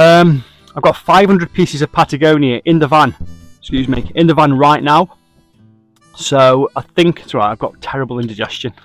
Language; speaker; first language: English; native; English